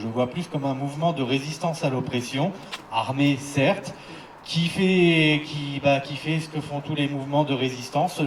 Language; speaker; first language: French; native; French